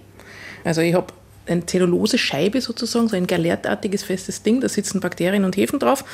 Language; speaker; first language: German; native; German